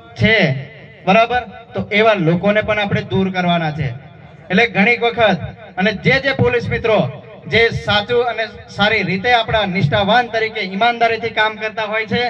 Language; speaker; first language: Gujarati; non-native, local second language; Rathawi